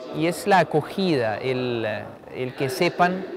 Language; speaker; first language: Spanish; native; Spanish